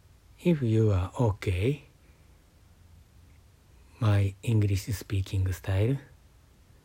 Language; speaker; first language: English; non-native, learner; Japanese